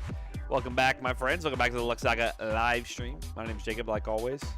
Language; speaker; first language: English; native; English